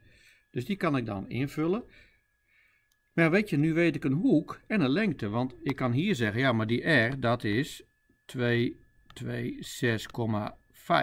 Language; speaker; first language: Dutch; native; Dutch